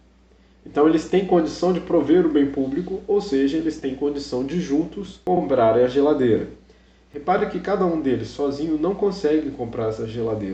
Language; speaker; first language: Portuguese; native; Portuguese